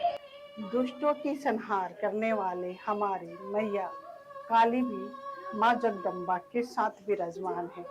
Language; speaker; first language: Hindi; native; Hindi